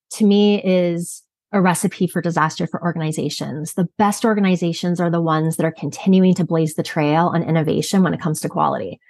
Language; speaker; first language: English; native; English